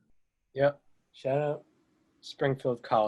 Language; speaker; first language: English; native; English